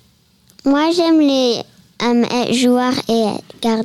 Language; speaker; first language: French; early bilingual, heritage; French